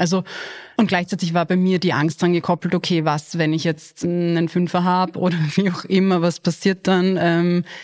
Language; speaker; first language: German; early bilingual, other home language; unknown